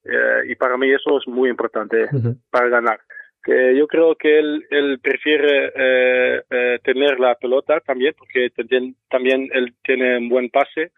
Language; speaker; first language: Spanish; non-native, learner; Dutch